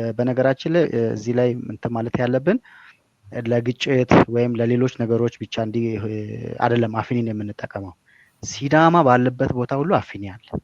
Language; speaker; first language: Amharic; non-native, local second language; Sidamo